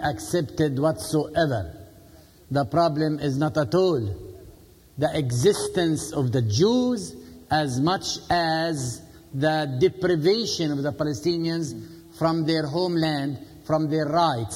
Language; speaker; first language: English; non-native, fluent; Arabic